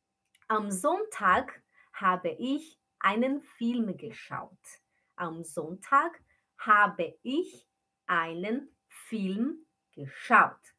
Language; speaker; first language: German; non-native, fluent; Portuguese